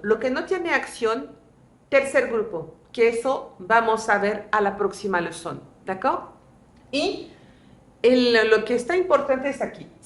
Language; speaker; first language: Spanish; non-native, fluent; French